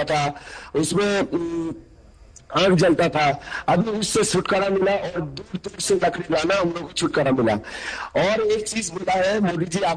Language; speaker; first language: Hindi; non-native, local second language; Bangla